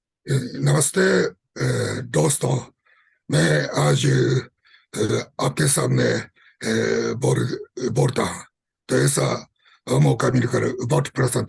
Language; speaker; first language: Hindi; non-native, fluent; Japanese